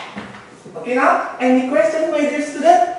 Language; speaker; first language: English; non-native, learner; Indonesian